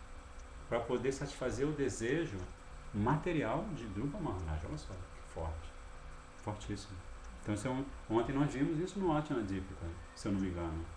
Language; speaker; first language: Portuguese; native; Portuguese